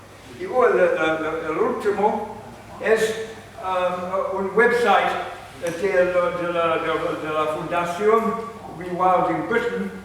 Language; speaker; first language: Spanish; non-native, fluent; English